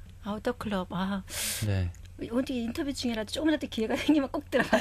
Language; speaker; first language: Korean; native; Korean